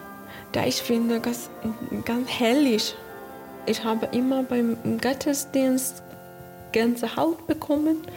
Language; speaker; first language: German; non-native, learner; Persian